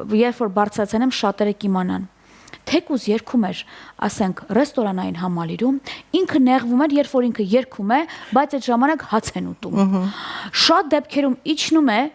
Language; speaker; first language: Armenian; native; Armenian